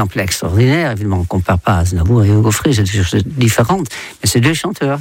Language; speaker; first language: French; non-native, fluent; Dutch